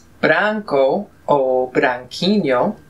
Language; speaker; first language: Portuguese; non-native, fluent; Spanish